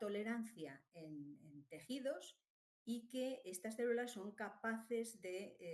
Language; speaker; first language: Spanish; native; Spanish